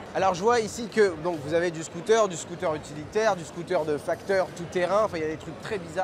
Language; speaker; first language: French; native; French